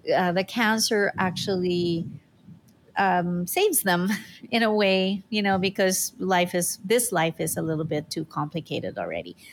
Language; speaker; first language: English; non-native, local second language; Filipino